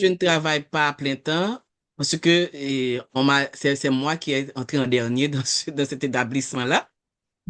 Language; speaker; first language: French; non-native, local second language; Haitian Creole